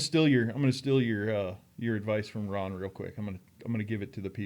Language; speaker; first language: English; native; English